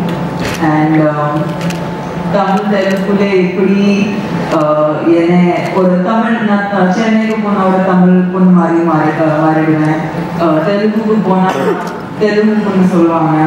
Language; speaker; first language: Tamil; non-native, fluent; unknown